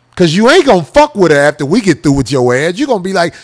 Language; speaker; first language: English; native; English